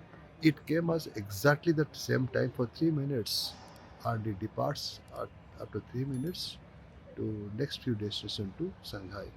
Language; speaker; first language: English; non-native, local second language; Hindi